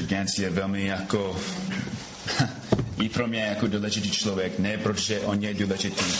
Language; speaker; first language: Czech; non-native, fluent; English